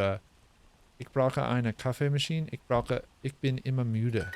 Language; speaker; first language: German; non-native, learner; English